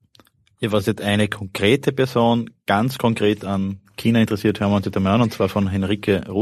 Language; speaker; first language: German; native; German